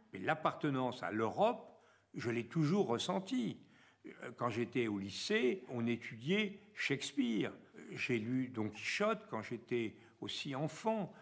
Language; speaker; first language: French; native; French